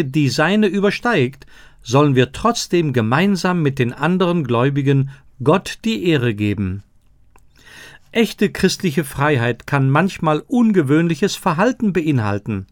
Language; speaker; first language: German; native; German